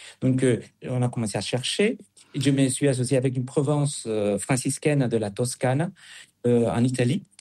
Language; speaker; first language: French; non-native, fluent; Spanish